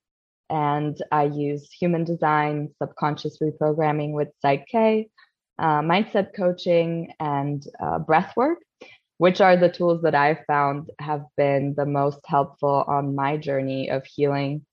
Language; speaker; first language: English; non-native, fluent; Polish